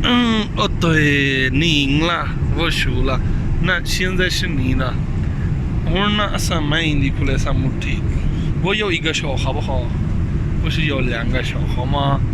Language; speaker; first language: Chinese; non-native, fluent; Punjabi